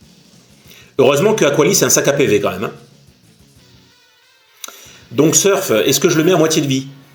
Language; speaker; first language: French; native; French